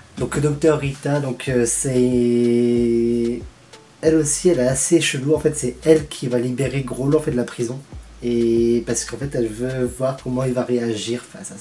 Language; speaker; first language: French; native; French